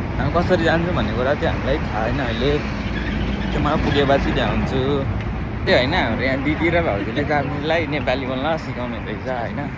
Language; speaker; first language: Nepali; native; Nepali